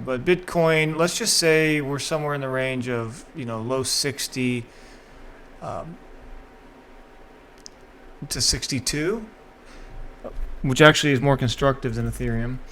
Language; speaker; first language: English; native; English